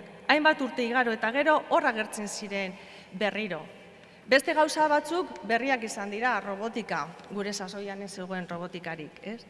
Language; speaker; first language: Basque; native; Basque